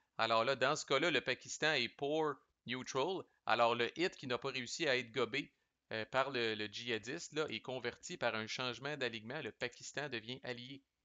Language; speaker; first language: French; native; French